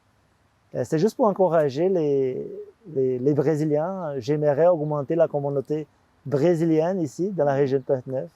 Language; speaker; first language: French; non-native, fluent; Portuguese